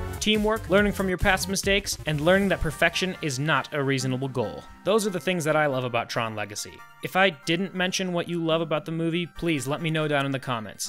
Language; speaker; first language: English; native; English